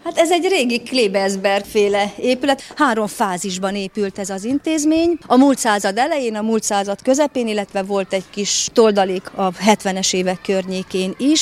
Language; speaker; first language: Hungarian; native; Hungarian